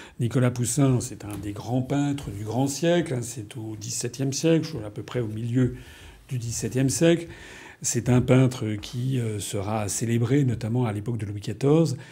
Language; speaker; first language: French; native; French